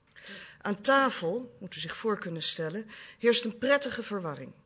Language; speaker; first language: Dutch; native; Dutch